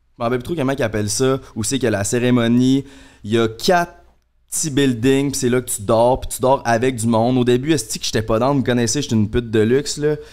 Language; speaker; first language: French; native; French